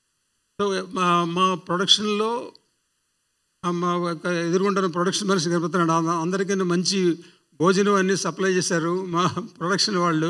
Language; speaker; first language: Telugu; native; Telugu